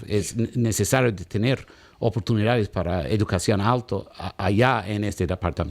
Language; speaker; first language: Spanish; non-native, learner; English